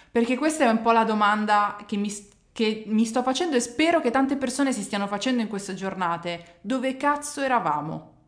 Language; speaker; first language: Italian; native; Italian